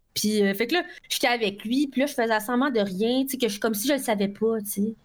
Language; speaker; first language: French; native; French